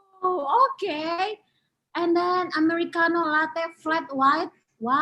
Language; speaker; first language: English; non-native, fluent; Indonesian